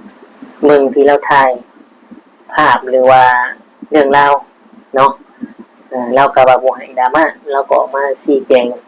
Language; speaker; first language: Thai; non-native, local second language; Lao